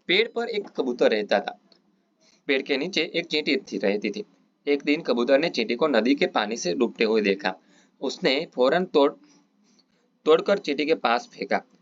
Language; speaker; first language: Hindi; non-native, local second language; Gujarati